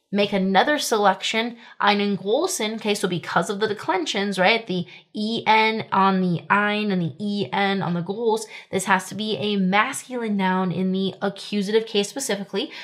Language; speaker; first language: English; native; English